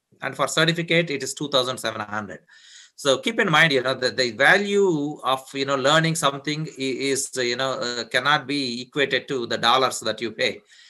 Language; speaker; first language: English; non-native, local second language; Telugu